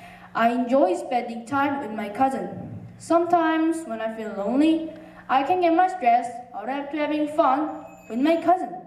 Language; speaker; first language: English; non-native, fluent; Korean